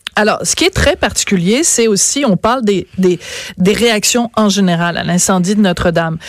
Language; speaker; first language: French; native; French